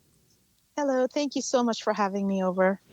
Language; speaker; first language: English; native; English